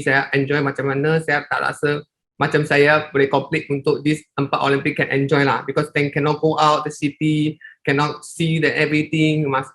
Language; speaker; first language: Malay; non-native, local second language; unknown